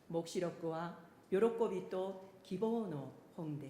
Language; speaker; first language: Japanese; non-native, fluent; Korean